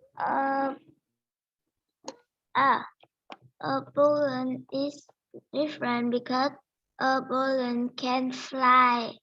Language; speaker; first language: English; non-native, learner; Vietnamese